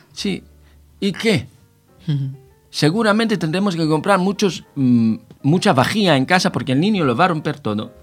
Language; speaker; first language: Spanish; non-native, fluent; Hebrew